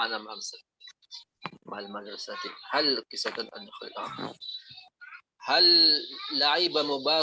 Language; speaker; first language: Arabic; non-native, learner; Indonesian